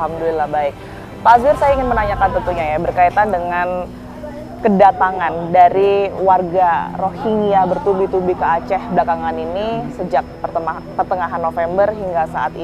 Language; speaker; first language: Indonesian; native; Indonesian